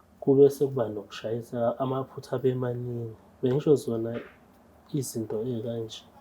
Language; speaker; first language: Zulu; native; Zulu